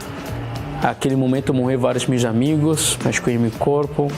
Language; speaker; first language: Portuguese; non-native, learner; Arabic